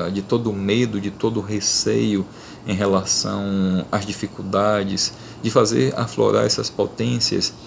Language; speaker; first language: Portuguese; native; Portuguese